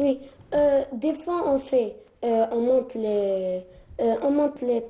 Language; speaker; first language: French; non-native, learner; Arabic